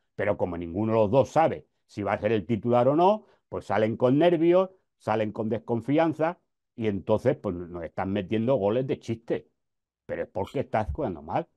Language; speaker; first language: Spanish; native; Spanish